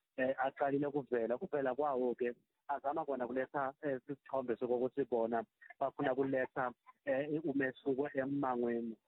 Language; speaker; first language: Zulu; non-native, local second language; Swati